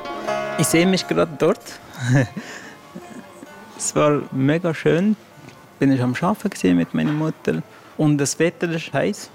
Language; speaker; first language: German; non-native, learner; Persian